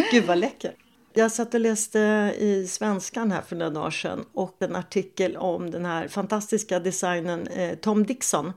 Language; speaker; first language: Swedish; native; Swedish